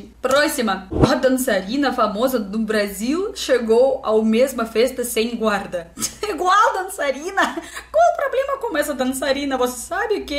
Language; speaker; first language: Portuguese; non-native, learner; Russian